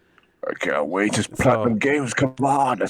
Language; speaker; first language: English; native; English